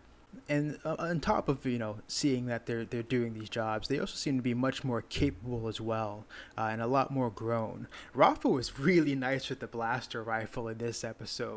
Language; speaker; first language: English; native; English